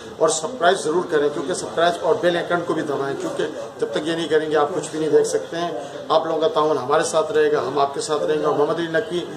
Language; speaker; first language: Urdu; non-native, local second language; Pashto